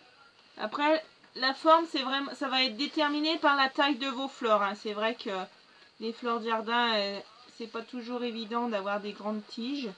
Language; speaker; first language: French; native; French